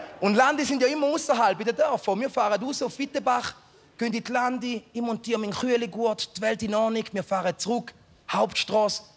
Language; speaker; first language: German; early bilingual, other home language; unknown